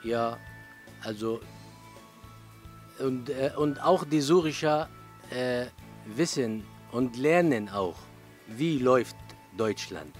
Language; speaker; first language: German; non-native, learner; Arabic